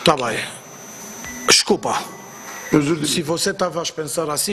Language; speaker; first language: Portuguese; non-native, learner; Spanish